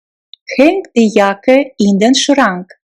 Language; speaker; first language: German; non-native, fluent; Russian